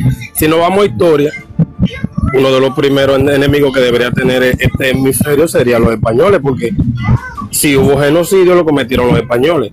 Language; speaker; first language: Spanish; native; Spanish